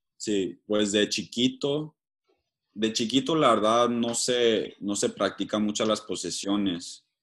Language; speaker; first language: Spanish; early bilingual, heritage; Spanish